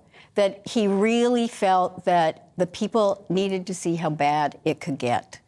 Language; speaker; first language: English; native; English